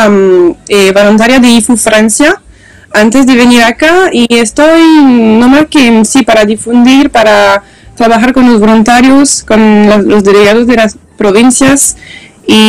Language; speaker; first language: Spanish; non-native, learner; French